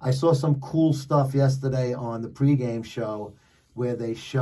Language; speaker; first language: English; native; English